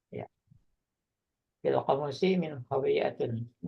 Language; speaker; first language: Arabic; non-native, learner; Indonesian